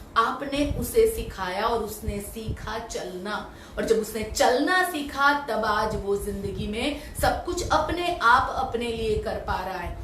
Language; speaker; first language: Hindi; non-native, local second language; Gujarati